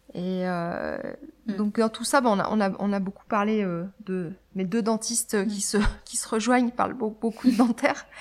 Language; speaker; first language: French; native; French